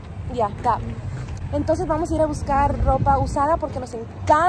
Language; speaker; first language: Spanish; early bilingual, heritage; Spanish